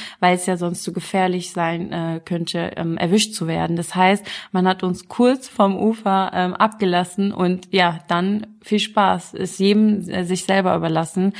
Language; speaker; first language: German; early bilingual, other home language; Arabic